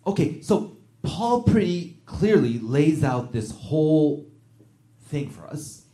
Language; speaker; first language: English; native; English